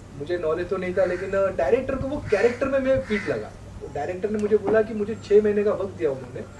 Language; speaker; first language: Hindi; non-native, local second language; Marathi